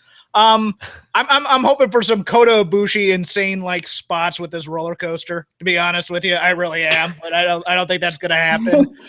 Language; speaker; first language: English; native; English